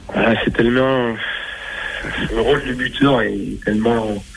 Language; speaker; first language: French; native; French